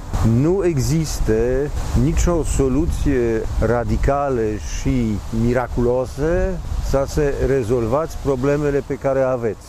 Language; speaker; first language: Romanian; non-native, fluent; Polish